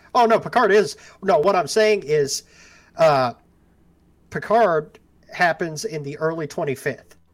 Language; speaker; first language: English; native; English